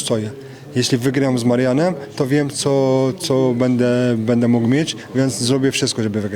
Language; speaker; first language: Polish; non-native, fluent; French